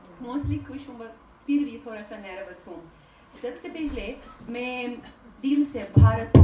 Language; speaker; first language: Hindi; non-native, fluent; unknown